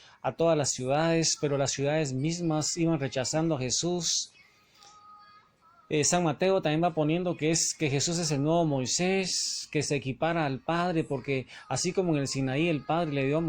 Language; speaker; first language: Spanish; native; Spanish